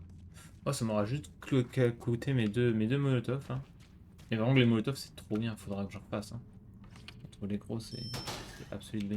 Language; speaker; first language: French; native; French